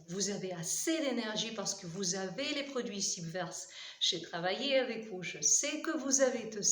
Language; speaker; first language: French; non-native, fluent; Russian